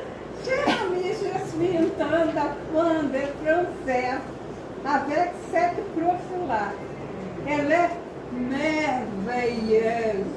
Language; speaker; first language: French; non-native, learner; Portuguese